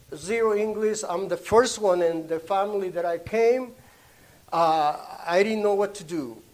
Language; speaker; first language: English; non-native, learner; Spanish